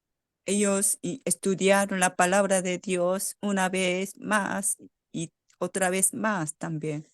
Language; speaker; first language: Spanish; non-native, fluent; Korean